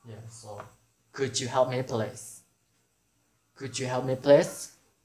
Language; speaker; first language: English; non-native, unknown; Indonesian